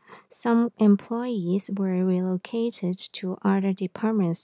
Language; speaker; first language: English; non-native, local second language; Cantonese